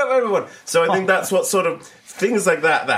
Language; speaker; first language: English; native; English